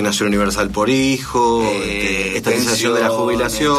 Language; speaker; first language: Spanish; native; Spanish